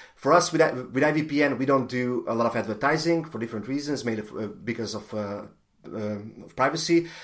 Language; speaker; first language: English; non-native, fluent; Hungarian